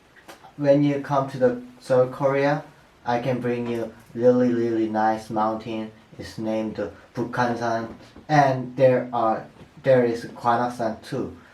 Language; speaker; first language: English; non-native, learner; Korean